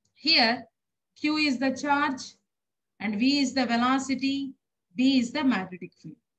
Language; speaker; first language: English; non-native, local second language; Telugu